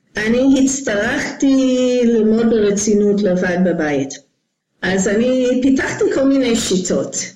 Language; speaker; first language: Hebrew; non-native, fluent; English